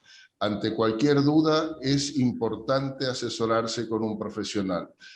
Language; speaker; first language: Spanish; native; Spanish